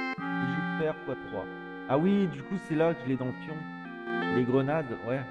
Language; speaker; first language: French; native; French